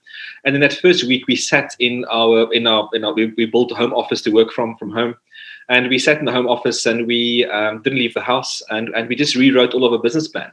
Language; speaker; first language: English; non-native, local second language; Afrikaans